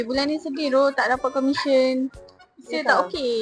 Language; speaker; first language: Malay; native; Malay